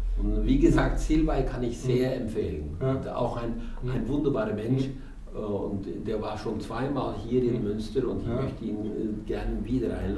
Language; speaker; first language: German; non-native, fluent; Norwegian